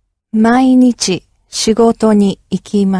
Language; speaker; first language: Japanese; non-native, learner; English